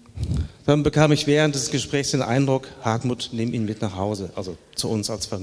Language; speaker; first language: German; native; German